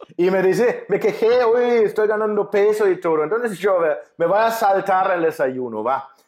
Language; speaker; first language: Spanish; non-native, fluent; German